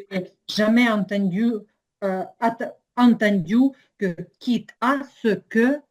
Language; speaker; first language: French; non-native, learner; Ukrainian